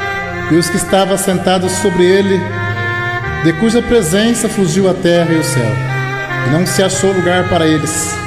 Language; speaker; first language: Portuguese; native; Portuguese